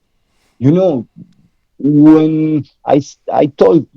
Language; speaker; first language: English; non-native, learner; Spanish